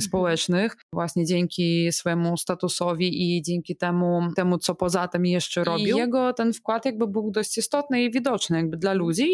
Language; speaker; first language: Polish; non-native, fluent; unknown